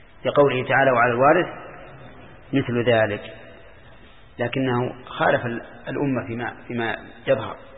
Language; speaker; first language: Arabic; native; Arabic